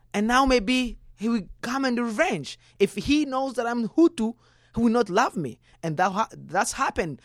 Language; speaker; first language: English; non-native, learner; Kinyarwanda